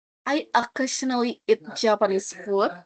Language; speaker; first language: English; non-native, learner; Indonesian